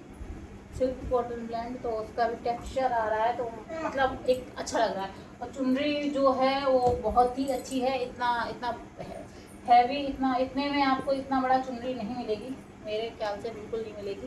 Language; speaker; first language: Hindi; native; Hindi